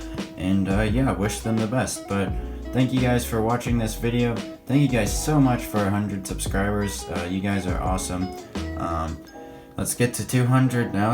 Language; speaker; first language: English; native; English